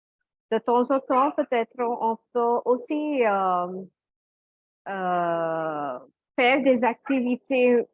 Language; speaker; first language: French; non-native, fluent; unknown